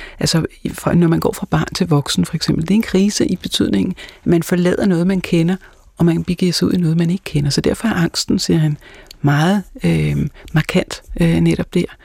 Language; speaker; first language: Danish; native; Danish